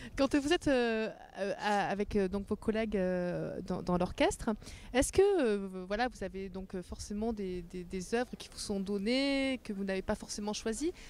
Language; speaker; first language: French; native; French